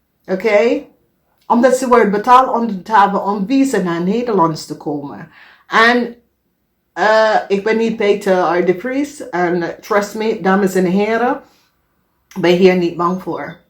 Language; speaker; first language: Dutch; non-native, fluent; English